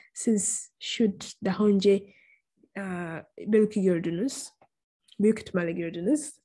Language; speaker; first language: Turkish; non-native, fluent; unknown